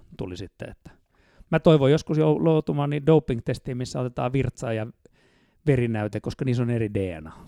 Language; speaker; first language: Finnish; native; Finnish